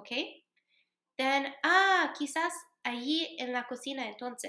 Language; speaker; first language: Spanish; non-native, learner; English